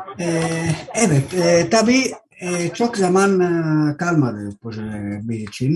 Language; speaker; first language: Turkish; non-native, learner; Greek